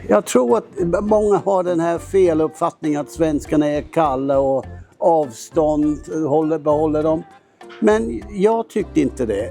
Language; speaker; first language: Swedish; non-native, fluent; English